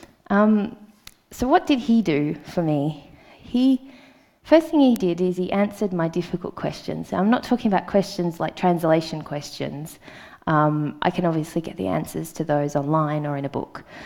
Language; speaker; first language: English; native; English